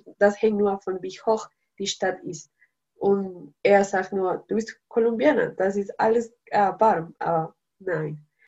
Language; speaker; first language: German; non-native, learner; Spanish